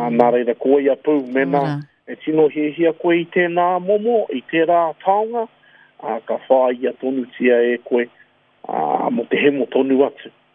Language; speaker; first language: Māori; non-native, local second language; English